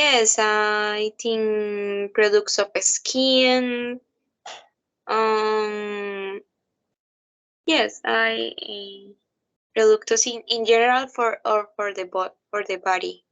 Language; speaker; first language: English; non-native, learner; Spanish